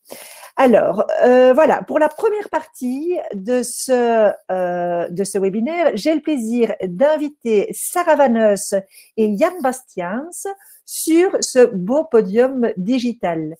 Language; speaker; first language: French; native; French